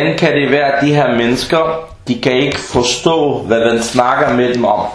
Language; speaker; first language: Danish; early bilingual, other home language; Arabic